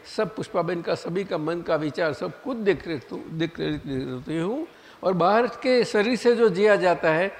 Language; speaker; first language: Hindi; non-native, local second language; Gujarati